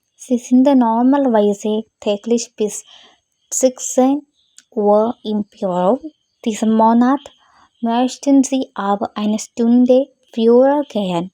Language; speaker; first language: German; non-native, learner; Malayalam